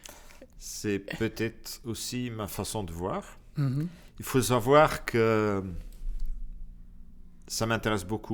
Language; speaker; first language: French; non-native, local second language; Luxembourgish